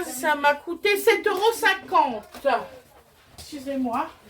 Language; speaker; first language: French; native; French